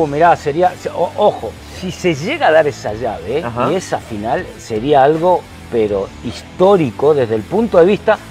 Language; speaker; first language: Spanish; native; Spanish